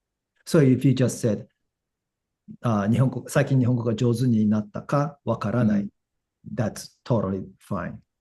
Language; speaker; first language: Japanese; non-native, fluent; English